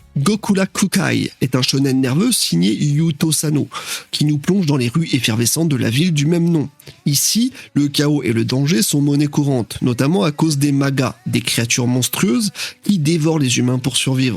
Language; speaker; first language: French; native; French